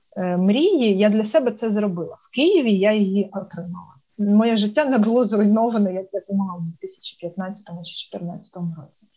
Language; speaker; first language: Ukrainian; non-native, local second language; Russian